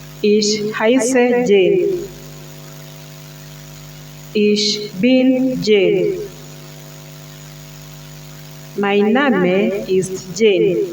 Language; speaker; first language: German; non-native, learner; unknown